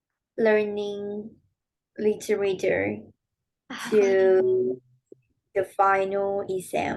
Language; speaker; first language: English; non-native, learner; Vietnamese